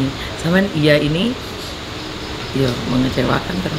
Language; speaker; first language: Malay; non-native, local second language; Javanese